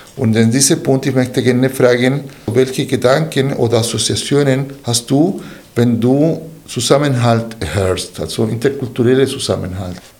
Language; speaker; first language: German; non-native, fluent; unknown